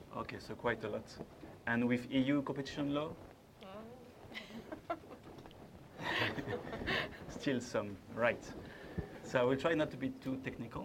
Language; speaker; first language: English; non-native, fluent; French